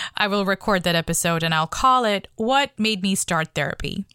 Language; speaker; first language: English; non-native, local second language; Bangla